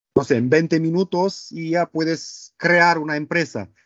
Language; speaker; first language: Spanish; non-native, fluent; Romanian